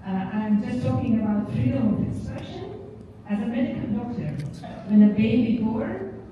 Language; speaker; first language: English; non-native, fluent; Persian